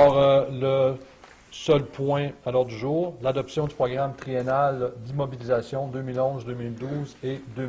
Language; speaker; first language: French; native; French